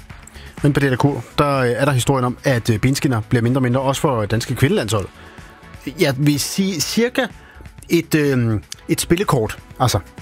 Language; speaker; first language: Danish; native; Danish